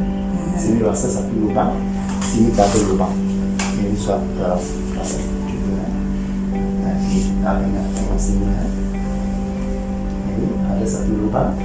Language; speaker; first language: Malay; non-native, local second language; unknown